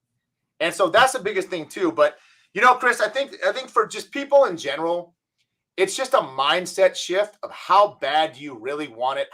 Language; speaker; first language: English; native; English